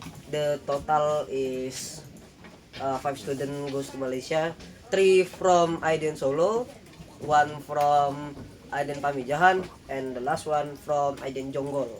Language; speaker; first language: English; non-native, learner; Indonesian